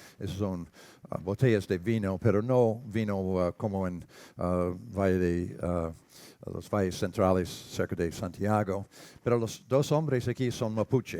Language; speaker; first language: Spanish; non-native, learner; English